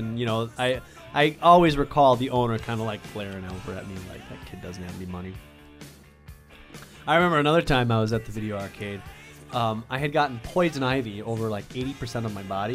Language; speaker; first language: English; native; English